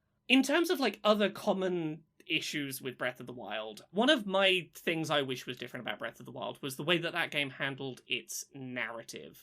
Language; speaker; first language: English; native; English